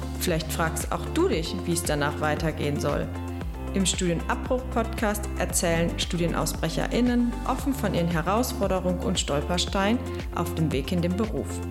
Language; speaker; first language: German; native; German